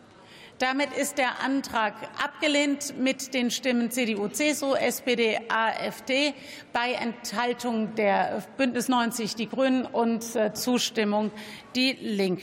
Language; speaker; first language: German; native; German